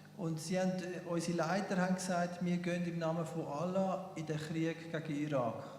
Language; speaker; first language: German; native; German